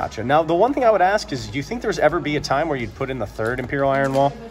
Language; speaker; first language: English; native; English